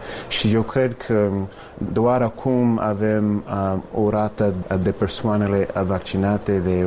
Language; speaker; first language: Romanian; non-native, fluent; English